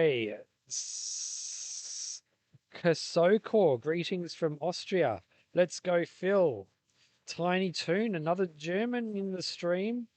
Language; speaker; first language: English; native; English